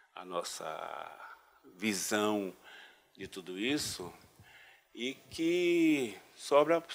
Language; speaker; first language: Portuguese; native; Portuguese